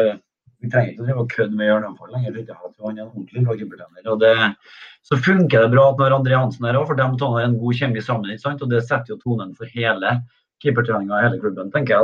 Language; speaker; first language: Norwegian; native; Norwegian